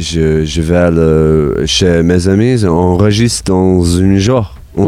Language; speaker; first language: French; non-native, learner; English